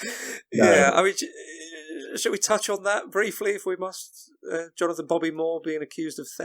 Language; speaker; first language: English; native; English